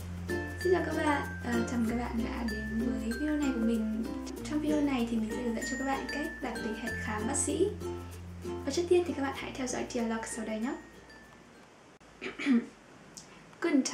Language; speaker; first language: Vietnamese; native; Vietnamese